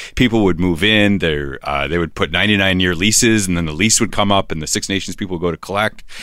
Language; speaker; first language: English; native; English